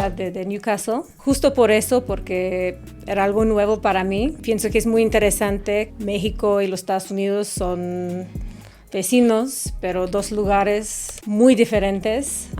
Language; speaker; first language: Spanish; non-native, fluent; English